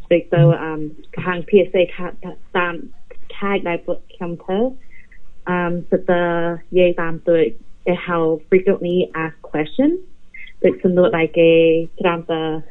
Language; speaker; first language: Khmer; early bilingual, heritage; Khmer